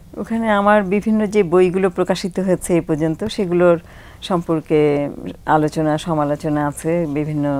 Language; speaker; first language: Bangla; native; Bangla